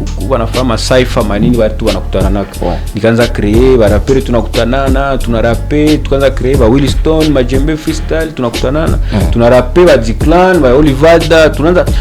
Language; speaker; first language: Swahili; native; Swahili